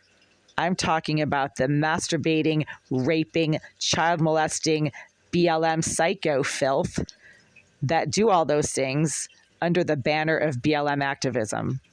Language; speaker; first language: English; native; English